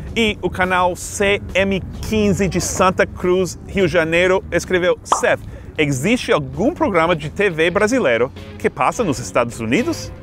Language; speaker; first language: Portuguese; non-native, fluent; English